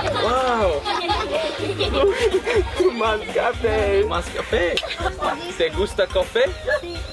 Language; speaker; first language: Spanish; non-native, learner; English